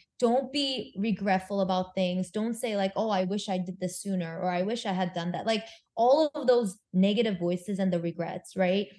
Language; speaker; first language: English; early bilingual, other home language; Korean